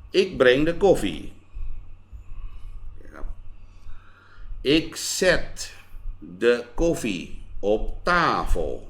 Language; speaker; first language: Dutch; non-native, fluent; Thai